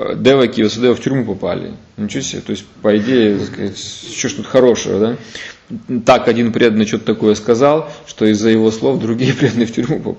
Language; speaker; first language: Russian; native; Russian